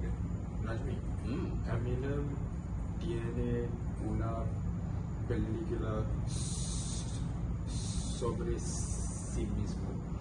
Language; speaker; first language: Spanish; non-native, learner; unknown